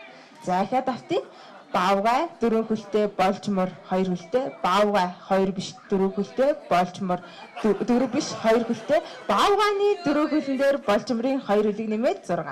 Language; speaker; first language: Mongolian; native; Mongolian